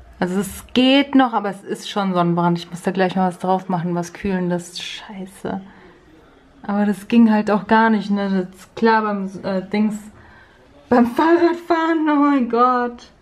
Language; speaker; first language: German; native; German